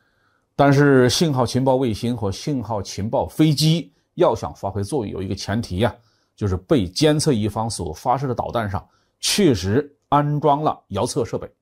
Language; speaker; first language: Chinese; native; Chinese